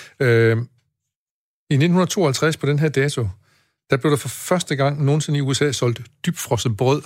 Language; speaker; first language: Danish; native; Danish